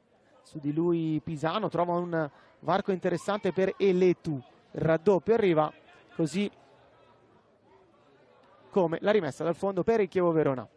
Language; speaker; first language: Italian; native; Italian